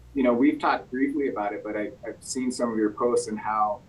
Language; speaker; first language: English; native; English